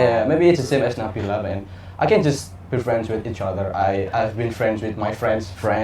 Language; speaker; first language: English; non-native, learner; Indonesian